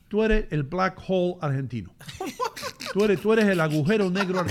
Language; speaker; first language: Spanish; native; Spanish